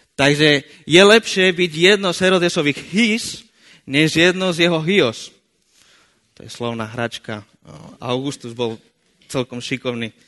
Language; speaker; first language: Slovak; non-native, fluent; Spanish